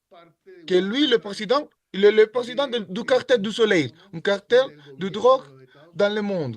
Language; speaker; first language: French; non-native, learner; Spanish